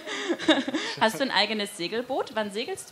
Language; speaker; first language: German; native; German